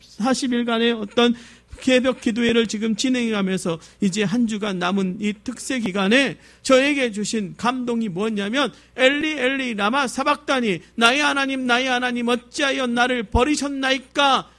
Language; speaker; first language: Korean; native; Korean